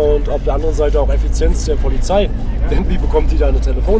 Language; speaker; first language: German; native; German